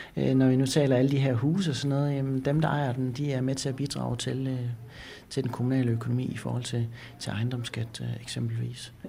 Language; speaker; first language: Danish; native; Danish